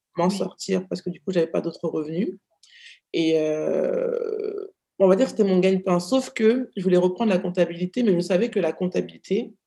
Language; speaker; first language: French; native; French